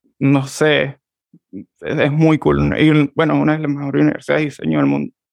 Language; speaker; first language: Spanish; native; Spanish